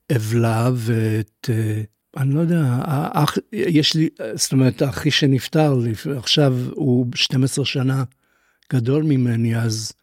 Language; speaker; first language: Hebrew; non-native, fluent; Polish